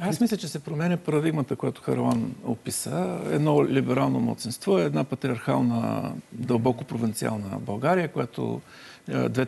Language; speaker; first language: Bulgarian; native; Bulgarian